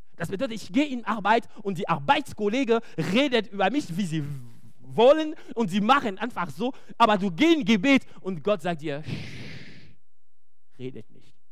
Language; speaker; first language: German; non-native, fluent; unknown